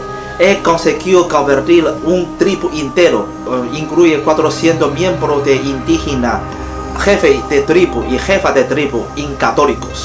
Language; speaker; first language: Spanish; non-native, fluent; Chinese